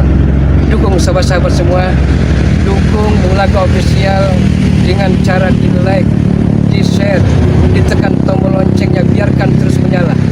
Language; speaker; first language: Indonesian; native; Indonesian